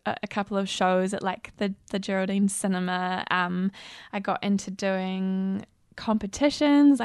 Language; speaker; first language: English; native; English